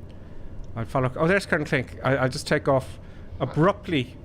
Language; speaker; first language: English; native; English